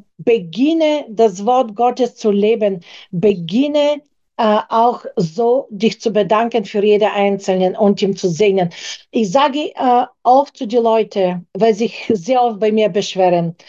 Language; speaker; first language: German; non-native, fluent; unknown